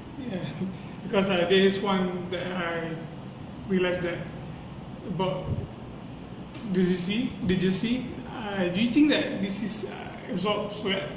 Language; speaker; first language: English; non-native, local second language; Malay